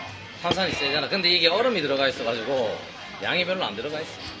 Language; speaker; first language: Korean; native; Korean